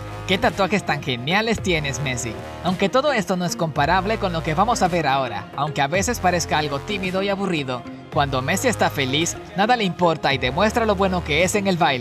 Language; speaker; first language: Spanish; native; Spanish